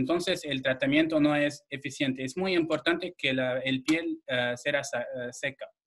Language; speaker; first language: Spanish; non-native, fluent; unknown